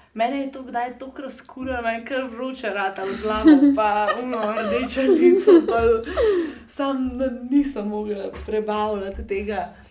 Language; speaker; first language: Slovenian; native; Slovenian